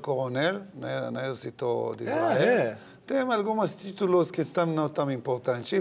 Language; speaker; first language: Portuguese; non-native, learner; Hebrew